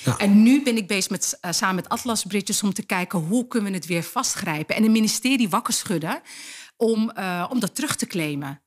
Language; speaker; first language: Dutch; early bilingual, other home language; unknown